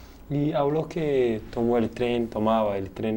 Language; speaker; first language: Spanish; non-native, learner; Portuguese